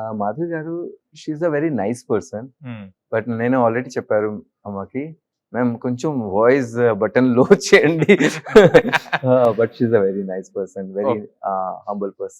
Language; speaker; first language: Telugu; non-native, learner; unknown